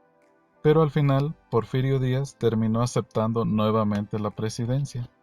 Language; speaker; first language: Spanish; native; Spanish